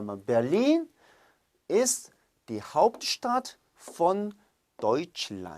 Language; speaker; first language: German; non-native, fluent; Korean